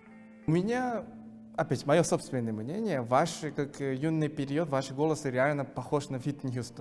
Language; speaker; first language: Russian; non-native, fluent; Korean